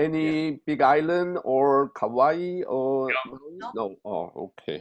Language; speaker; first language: English; non-native, learner; Chinese